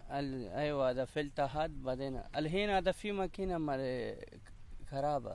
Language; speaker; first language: Arabic; non-native, learner; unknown